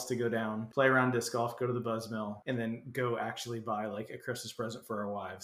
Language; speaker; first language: English; native; English